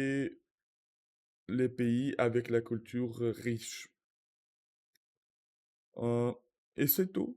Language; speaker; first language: French; non-native, learner; Russian